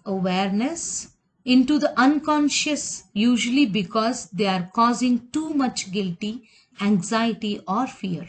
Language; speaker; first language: English; non-native, local second language; Kannada